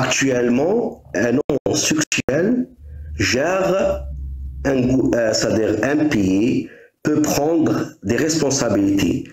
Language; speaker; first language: French; non-native, local second language; Arabic